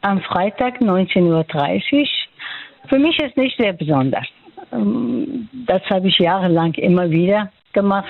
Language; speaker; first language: German; non-native, fluent; Persian